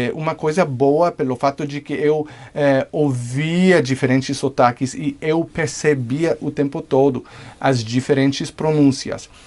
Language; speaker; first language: Portuguese; non-native, fluent; English